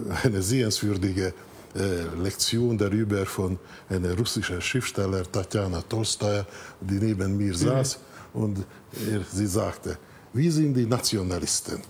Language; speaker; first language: German; non-native, fluent; Hungarian